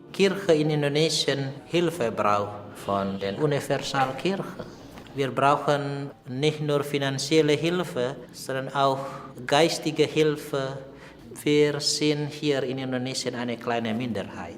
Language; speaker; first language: German; non-native, fluent; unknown